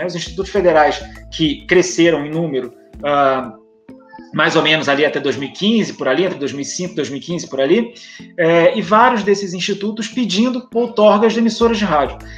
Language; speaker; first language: Portuguese; native; Portuguese